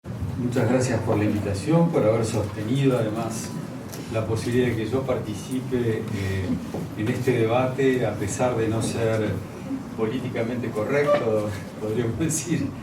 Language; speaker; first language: Spanish; native; Spanish